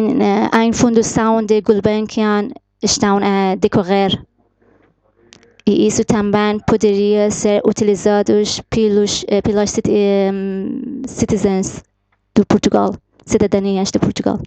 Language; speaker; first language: Portuguese; non-native, fluent; Persian